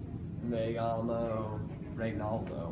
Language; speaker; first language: Spanish; non-native, learner; English